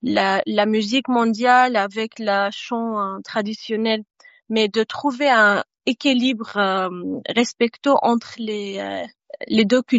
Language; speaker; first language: French; non-native, fluent; Arabic